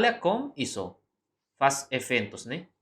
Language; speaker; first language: Portuguese; non-native, learner; Indonesian